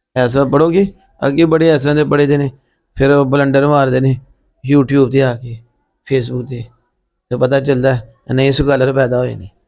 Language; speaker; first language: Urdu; non-native, local second language; Punjabi